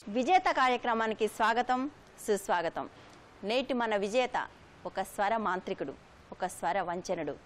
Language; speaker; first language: Telugu; native; Telugu